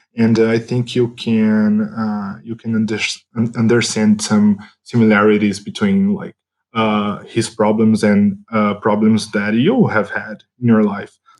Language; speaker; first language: English; non-native, fluent; Portuguese